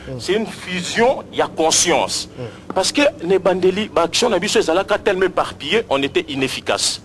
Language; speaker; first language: French; non-native, local second language; Lingala